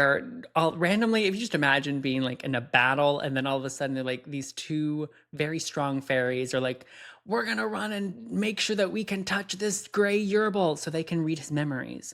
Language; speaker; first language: English; native; English